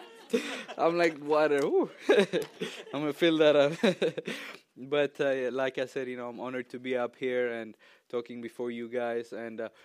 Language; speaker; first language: English; non-native, fluent; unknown